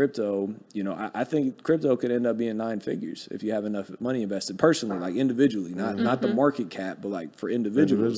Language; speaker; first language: English; native; English